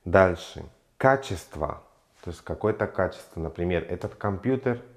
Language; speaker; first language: Russian; non-native, fluent; Spanish